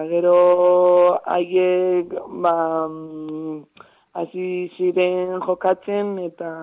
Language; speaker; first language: Basque; non-native, local second language; Spanish